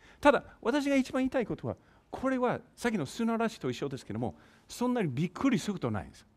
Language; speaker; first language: Japanese; non-native, fluent; English